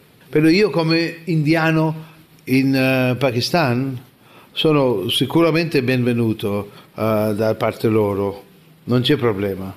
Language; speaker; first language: Italian; non-native, learner; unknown